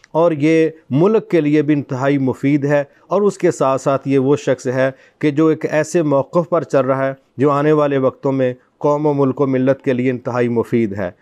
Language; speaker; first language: Urdu; non-native, local second language; Punjabi